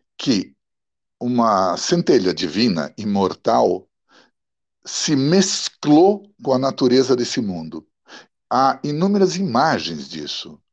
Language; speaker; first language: Portuguese; early bilingual, other home language; Italian